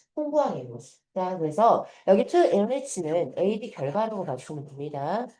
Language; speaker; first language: Korean; native; Korean